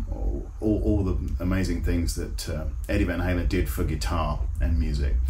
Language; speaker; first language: English; native; English